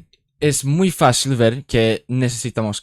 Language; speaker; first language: Spanish; non-native, learner; English